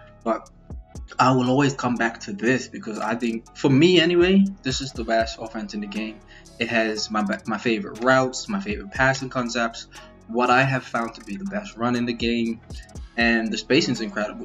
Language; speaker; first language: English; native; English